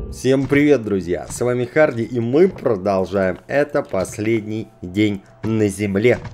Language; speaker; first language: Russian; native; Russian